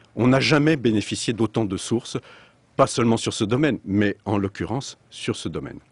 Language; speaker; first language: French; native; French